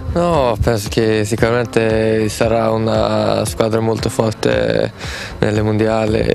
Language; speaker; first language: Italian; non-native, fluent; Swedish